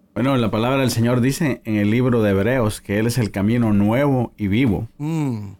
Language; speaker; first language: Spanish; native; Spanish